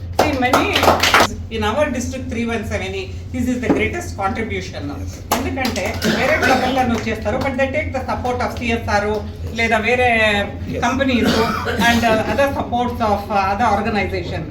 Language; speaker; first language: English; non-native, local second language; Telugu